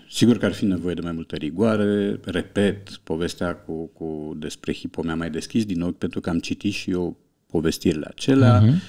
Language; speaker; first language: Romanian; native; Romanian